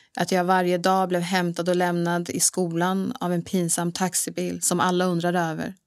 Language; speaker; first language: Swedish; early bilingual, other home language; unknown